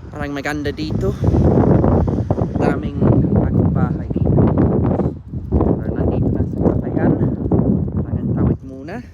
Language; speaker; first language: Filipino; non-native, learner; English